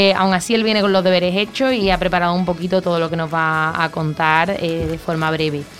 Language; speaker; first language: Spanish; native; Spanish